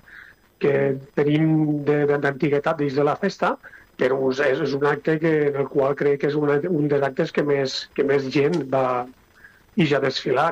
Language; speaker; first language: Catalan; native; Catalan